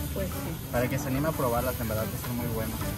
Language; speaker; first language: Spanish; native; Spanish